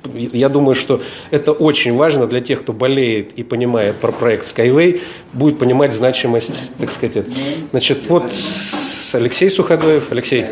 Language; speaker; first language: Russian; native; Russian